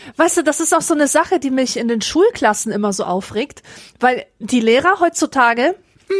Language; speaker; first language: German; early bilingual, other home language; Polish